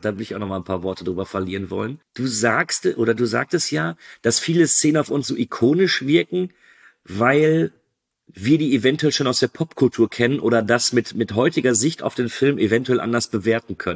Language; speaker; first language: German; native; German